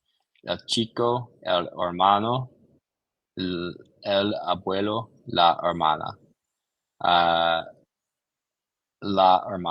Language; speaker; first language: Spanish; non-native, learner; English